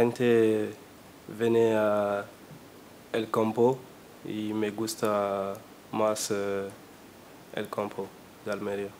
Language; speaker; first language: Spanish; non-native, learner; French